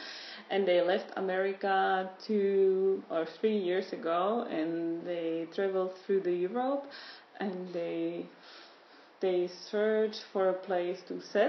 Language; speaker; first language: English; non-native, fluent; Czech